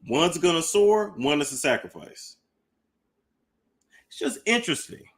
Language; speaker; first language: English; native; English